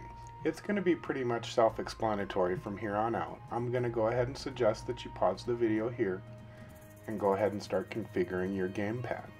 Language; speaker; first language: English; native; English